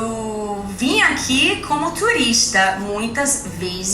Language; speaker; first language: Portuguese; non-native, learner; English